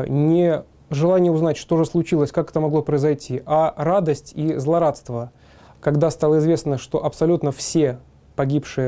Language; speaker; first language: Russian; native; Russian